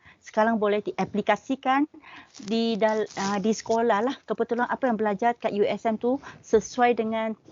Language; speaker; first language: Malay; non-native, local second language; Chinese